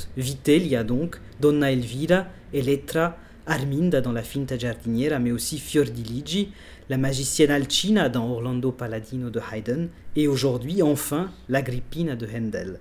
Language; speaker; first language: French; native; French